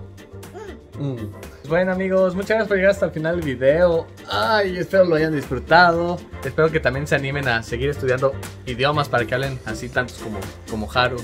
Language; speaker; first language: Spanish; native; Spanish